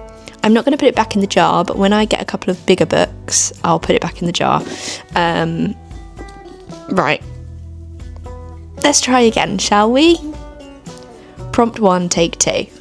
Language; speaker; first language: English; native; English